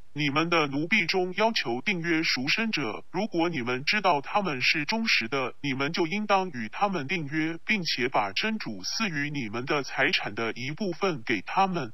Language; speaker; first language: Chinese; non-native, local second language; Cantonese